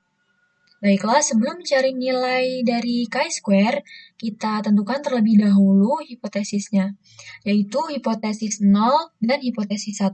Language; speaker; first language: Indonesian; native; Indonesian